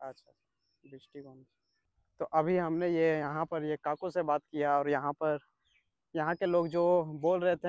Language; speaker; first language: Hindi; native; Hindi